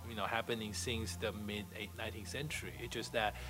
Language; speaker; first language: English; non-native, fluent; Chinese